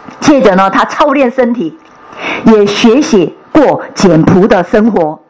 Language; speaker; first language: Chinese; non-native, fluent; Korean